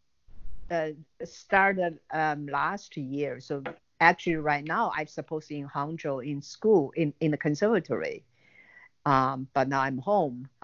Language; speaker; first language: English; non-native, learner; Chinese